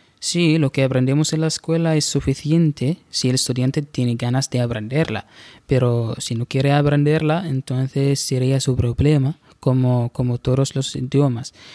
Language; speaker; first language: Spanish; non-native, fluent; Arabic